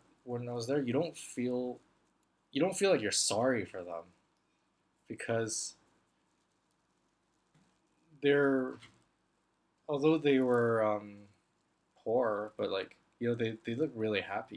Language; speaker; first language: English; non-native, local second language; Cantonese